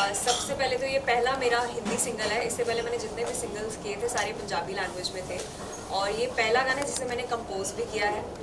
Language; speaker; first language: Hindi; non-native, local second language; Punjabi